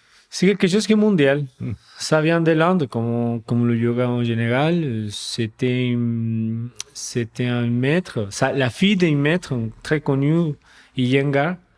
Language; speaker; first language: French; non-native, fluent; Spanish